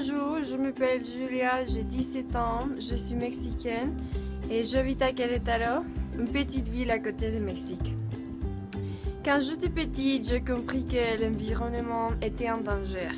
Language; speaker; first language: French; non-native, learner; Spanish